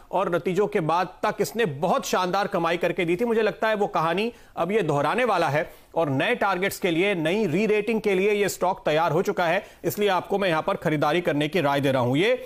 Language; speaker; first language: Hindi; native; Hindi